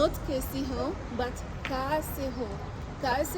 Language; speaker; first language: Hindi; non-native, learner; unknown